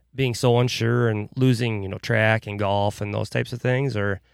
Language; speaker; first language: English; native; English